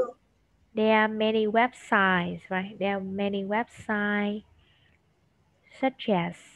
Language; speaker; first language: English; non-native, fluent; Vietnamese